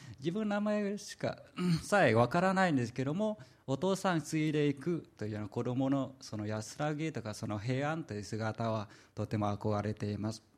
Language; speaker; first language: Japanese; non-native, fluent; Vietnamese